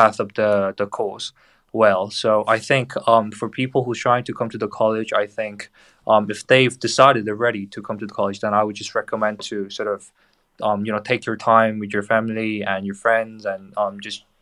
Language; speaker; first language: English; non-native, fluent; Korean